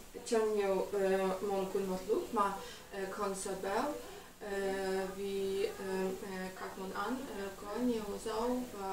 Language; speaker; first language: Vietnamese; non-native, learner; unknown